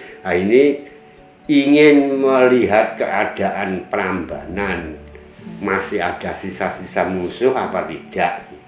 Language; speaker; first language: Indonesian; non-native, local second language; Javanese